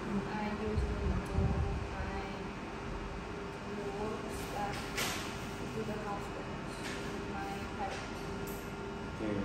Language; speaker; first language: English; non-native, learner; Vietnamese